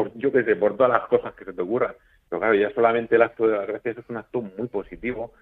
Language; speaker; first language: Spanish; native; Spanish